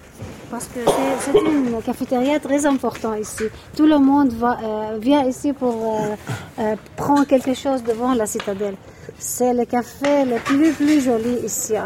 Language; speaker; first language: French; non-native, learner; Arabic